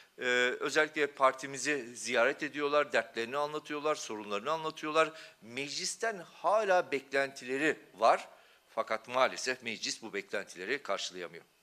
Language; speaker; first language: Turkish; non-native, local second language; Kurdish